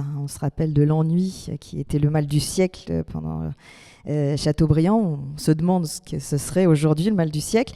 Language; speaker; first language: French; native; French